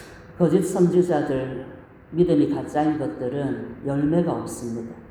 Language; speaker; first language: Korean; native; Korean